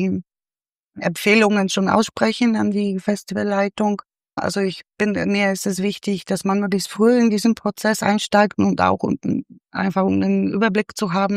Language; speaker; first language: German; non-native, fluent; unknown